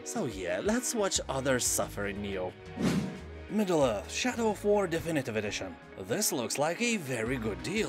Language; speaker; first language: English; non-native, fluent; Lithuanian